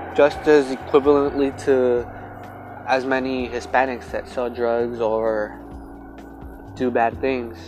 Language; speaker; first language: English; early bilingual, other home language; Spanish